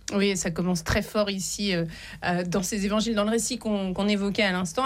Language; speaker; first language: French; native; French